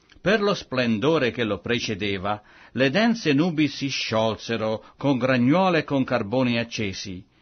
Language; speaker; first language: Italian; non-native, fluent; French